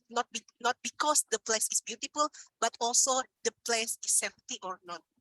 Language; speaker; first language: English; non-native, learner; Indonesian